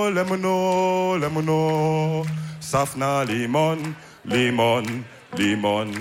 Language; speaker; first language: German; early bilingual, other home language; Wolof